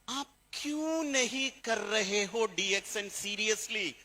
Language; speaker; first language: Hindi; non-native, fluent; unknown